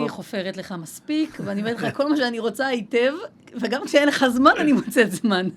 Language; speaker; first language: Hebrew; native; Hebrew